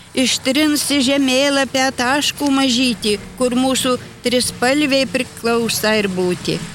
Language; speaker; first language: Lithuanian; native; Lithuanian